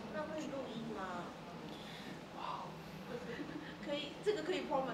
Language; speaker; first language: Chinese; non-native, local second language; Cantonese